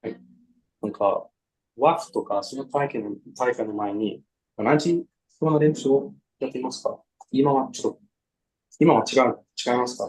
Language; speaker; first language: Japanese; non-native, learner; English